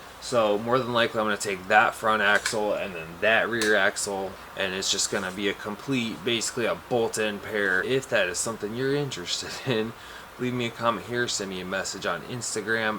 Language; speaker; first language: English; native; English